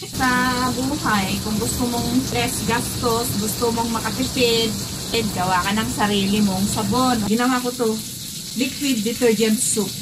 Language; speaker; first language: Filipino; non-native, local second language; Iloko